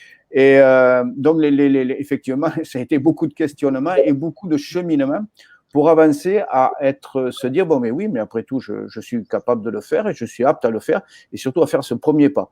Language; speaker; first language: French; native; French